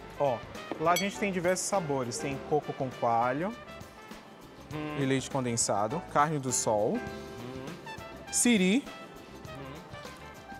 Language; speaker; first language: Portuguese; native; Portuguese